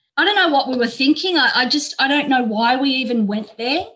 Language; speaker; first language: English; native; English